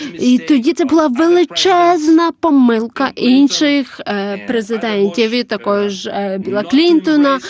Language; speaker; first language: Ukrainian; non-native, learner; Lithuanian